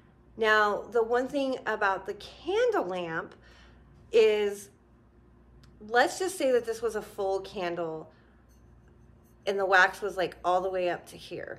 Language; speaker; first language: English; native; English